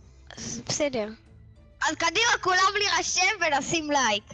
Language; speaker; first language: Hebrew; native; Hebrew